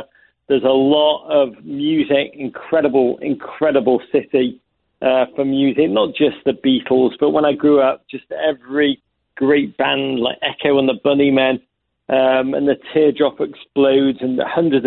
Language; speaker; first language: English; native; English